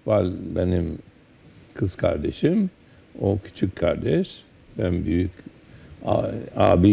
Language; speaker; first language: Turkish; early bilingual, heritage; Turkish